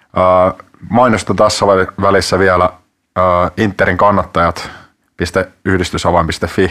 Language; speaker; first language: Finnish; native; Finnish